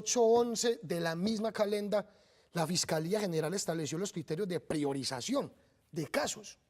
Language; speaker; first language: Spanish; native; Spanish